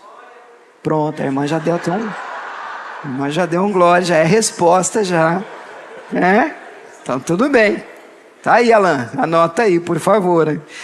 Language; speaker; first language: Portuguese; native; Portuguese